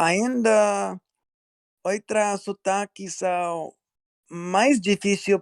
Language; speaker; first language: Portuguese; non-native, learner; English